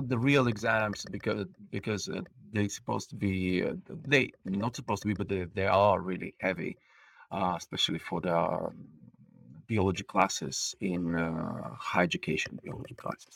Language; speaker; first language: English; non-native, fluent; Bulgarian